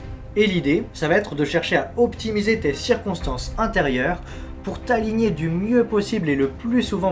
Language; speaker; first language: French; native; French